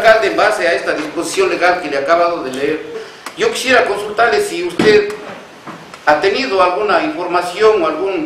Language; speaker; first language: Spanish; native; Spanish